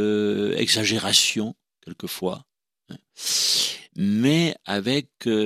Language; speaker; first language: French; native; French